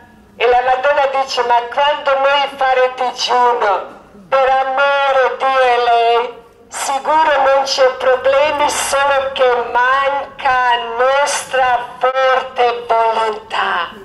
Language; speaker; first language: Italian; non-native, learner; Croatian